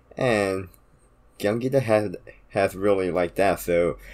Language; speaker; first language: English; non-native, fluent; Korean